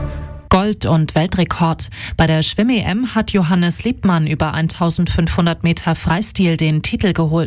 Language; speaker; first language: German; native; German